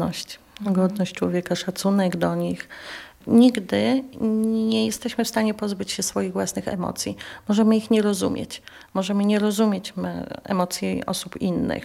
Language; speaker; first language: Polish; native; Polish